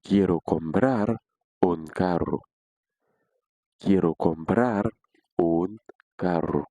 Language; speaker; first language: Spanish; non-native, fluent; Haitian Creole